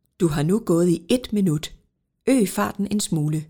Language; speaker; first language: Danish; native; Danish